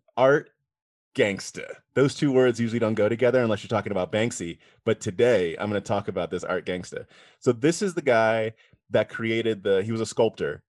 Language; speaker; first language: English; native; English